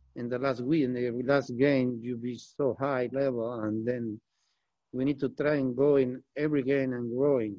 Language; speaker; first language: English; non-native, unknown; Spanish